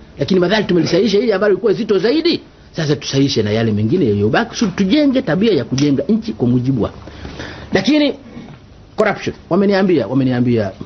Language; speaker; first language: Swahili; non-native, local second language; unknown